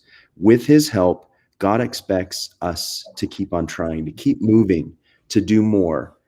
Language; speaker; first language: English; native; English